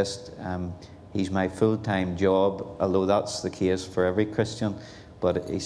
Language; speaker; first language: English; native; English